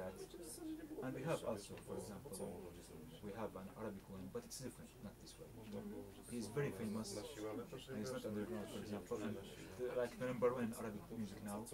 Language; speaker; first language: English; non-native, learner; Arabic